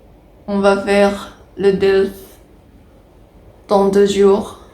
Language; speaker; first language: French; non-native, learner; Indonesian